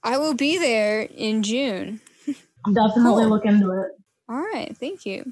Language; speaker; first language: English; native; English